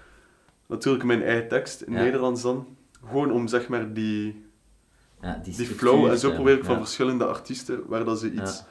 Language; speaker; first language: Dutch; native; Dutch